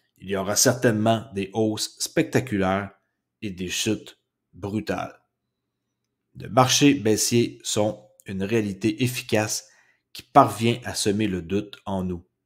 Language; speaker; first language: French; native; French